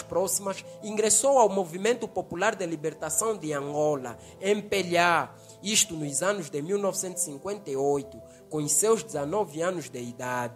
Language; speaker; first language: Portuguese; native; Portuguese